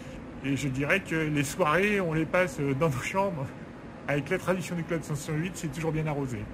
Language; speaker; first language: French; native; French